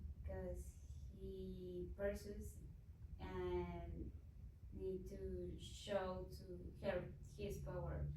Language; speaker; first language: English; non-native, learner; Spanish